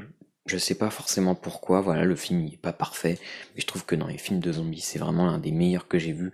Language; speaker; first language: French; native; French